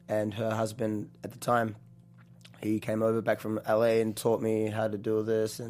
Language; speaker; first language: English; native; English